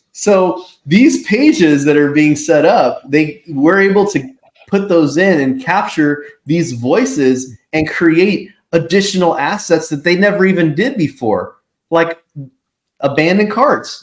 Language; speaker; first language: English; native; English